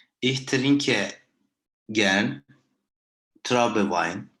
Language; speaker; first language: German; non-native, learner; Turkish